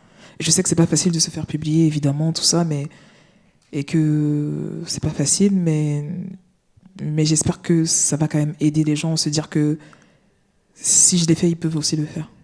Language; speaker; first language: French; native; French